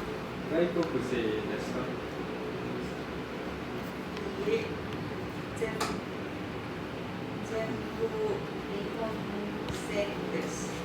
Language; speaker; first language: Japanese; non-native, learner; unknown